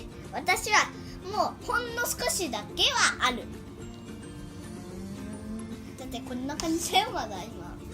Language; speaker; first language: Japanese; early bilingual, heritage; Japanese